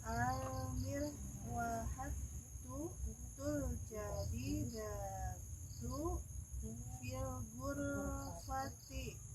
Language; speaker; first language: Arabic; non-native, learner; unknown